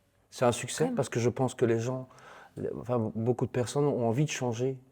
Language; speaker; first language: French; native; French